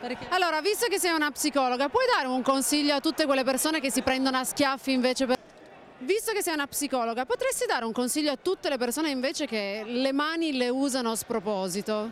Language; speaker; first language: Italian; native; Italian